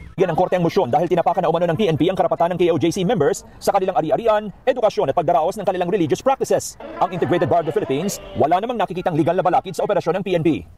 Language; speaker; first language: Filipino; native; Filipino